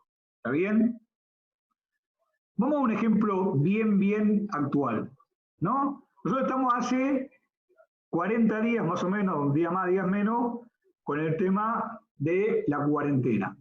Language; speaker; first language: Spanish; native; Spanish